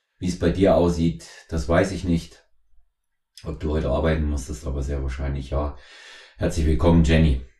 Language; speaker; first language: German; native; German